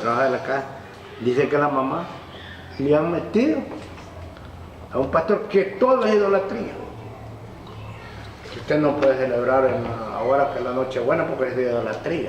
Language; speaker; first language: Spanish; native; Spanish